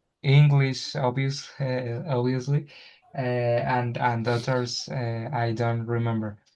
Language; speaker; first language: English; non-native, learner; Spanish